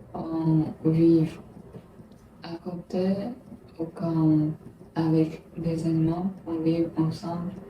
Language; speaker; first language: French; non-native, learner; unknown